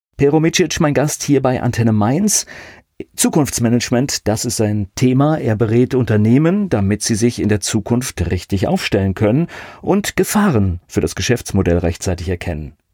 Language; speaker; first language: German; native; German